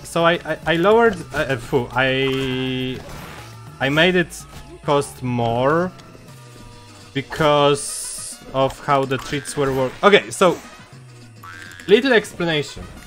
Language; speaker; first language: English; non-native, fluent; Polish